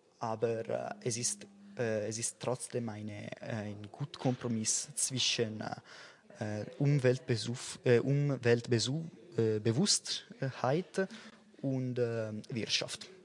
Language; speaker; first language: German; non-native, local second language; Italian